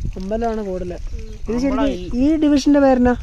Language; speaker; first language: Malayalam; native; Malayalam